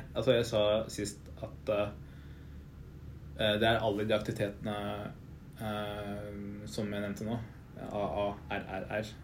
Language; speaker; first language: Norwegian; early bilingual, other home language; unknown